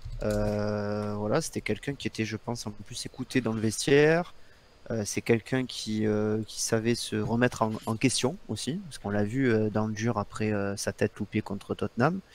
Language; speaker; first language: French; native; French